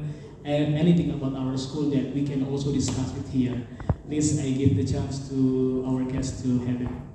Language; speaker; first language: English; non-native, fluent; Indonesian